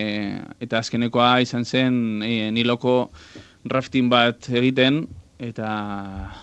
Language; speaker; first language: Basque; non-native, local second language; Spanish